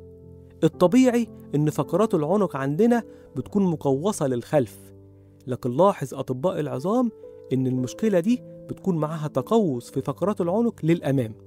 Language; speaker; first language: Arabic; native; Arabic